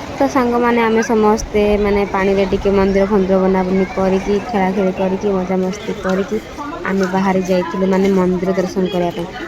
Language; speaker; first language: Odia; native; Odia